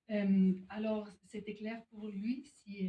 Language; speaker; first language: French; non-native, fluent; German